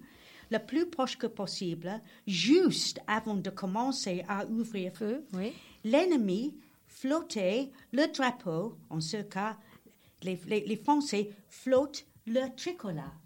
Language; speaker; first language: French; non-native, learner; English